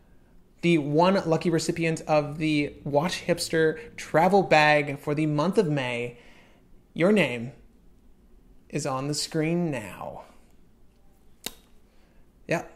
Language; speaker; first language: English; native; English